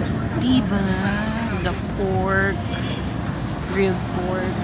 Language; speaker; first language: English; non-native, local second language; Filipino